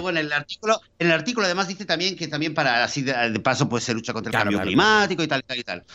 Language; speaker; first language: Spanish; native; Spanish